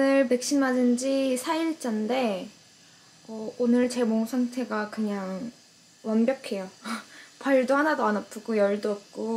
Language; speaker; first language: Korean; non-native, fluent; Russian